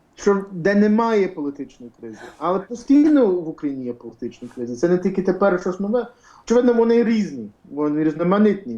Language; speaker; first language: Ukrainian; early bilingual, heritage; Ukrainian